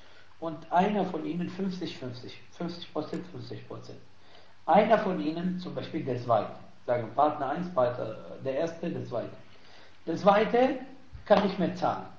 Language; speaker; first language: German; non-native, fluent; Arabic